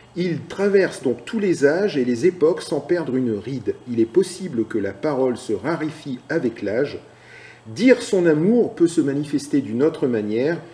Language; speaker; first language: French; native; French